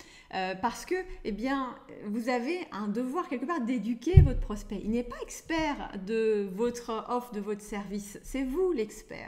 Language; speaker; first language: French; native; French